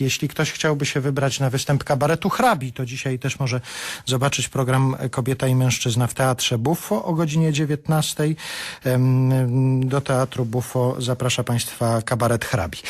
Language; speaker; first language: Polish; native; Polish